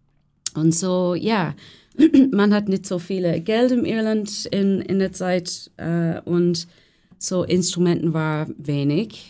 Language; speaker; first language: German; non-native, learner; English